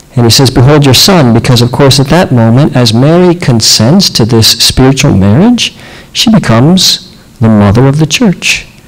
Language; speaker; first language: English; native; English